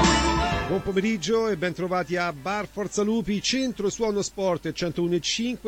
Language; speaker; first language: Italian; native; Italian